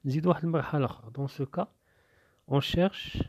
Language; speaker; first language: French; non-native, local second language; Arabic